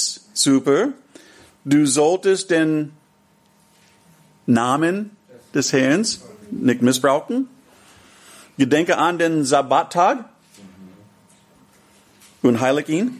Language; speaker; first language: German; non-native, fluent; English